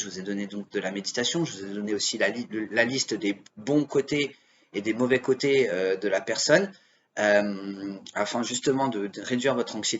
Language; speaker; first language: French; native; French